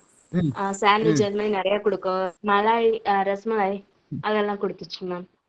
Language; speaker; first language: Tamil; native; Tamil